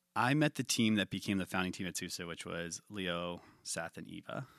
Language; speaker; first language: English; native; English